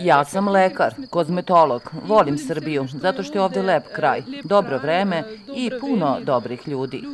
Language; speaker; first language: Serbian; non-native, learner; Russian